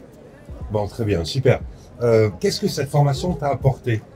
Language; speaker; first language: French; native; French